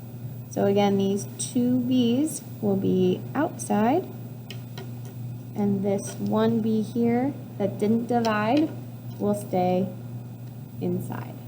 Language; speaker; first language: English; native; English